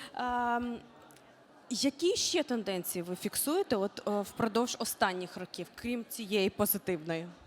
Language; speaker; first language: Ukrainian; native; Ukrainian